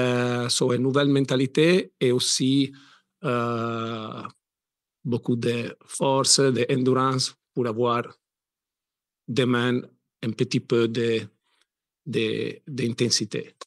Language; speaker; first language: French; non-native, learner; Italian